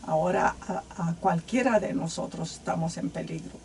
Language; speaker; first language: Spanish; native; Spanish